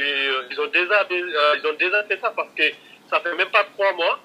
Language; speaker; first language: French; non-native, local second language; Wolof